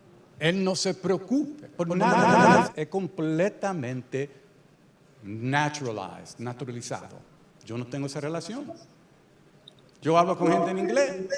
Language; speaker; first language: Spanish; early bilingual, heritage; Spanish